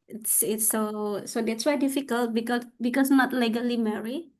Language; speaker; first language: English; non-native, learner; Indonesian